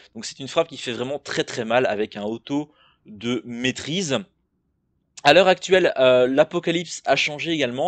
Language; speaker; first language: French; native; French